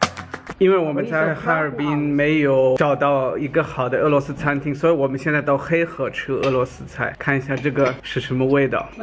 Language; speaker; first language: Chinese; non-native, fluent; German